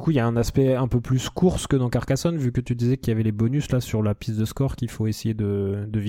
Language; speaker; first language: French; native; French